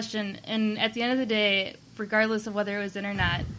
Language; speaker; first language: English; native; English